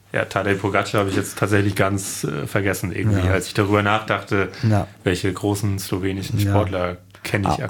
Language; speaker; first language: German; native; German